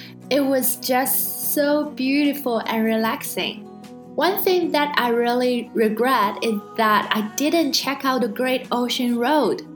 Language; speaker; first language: English; non-native, fluent; Chinese